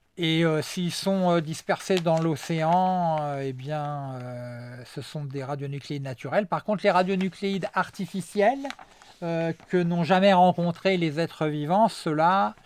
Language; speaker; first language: French; native; French